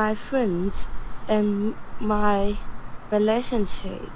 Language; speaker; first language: English; non-native, learner; Chinese